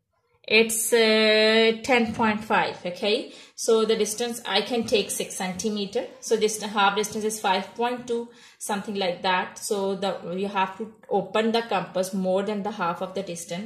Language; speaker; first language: English; non-native, local second language; Urdu